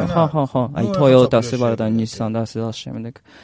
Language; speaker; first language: Georgian; non-native, learner; Japanese